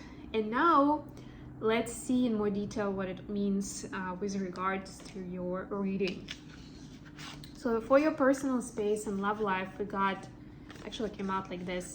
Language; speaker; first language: English; non-native, fluent; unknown